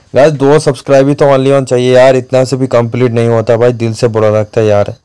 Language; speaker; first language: Hindi; non-native, local second language; Bangla